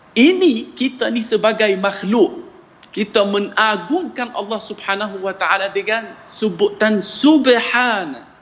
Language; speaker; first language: Malay; non-native, fluent; Arabic